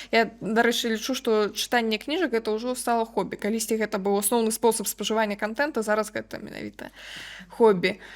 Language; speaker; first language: Belarusian; non-native, local second language; Russian